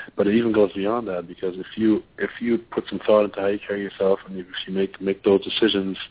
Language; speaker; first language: English; non-native, fluent; German